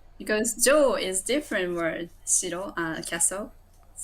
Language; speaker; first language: English; non-native, learner; Japanese